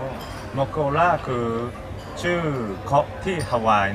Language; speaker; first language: Thai; non-native, learner; Japanese